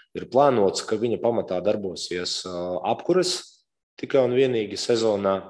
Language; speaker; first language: Latvian; non-native, local second language; Russian